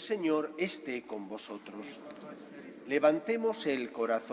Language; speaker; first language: Spanish; native; Spanish